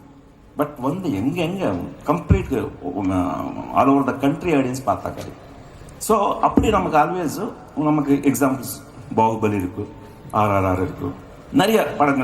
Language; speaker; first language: Tamil; non-native, fluent; Telugu